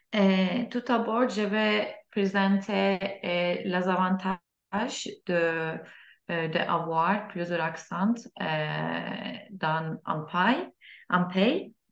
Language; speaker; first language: French; non-native, learner; Turkish